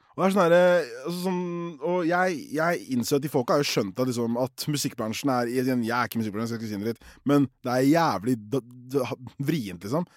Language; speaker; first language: Norwegian; early bilingual, other home language; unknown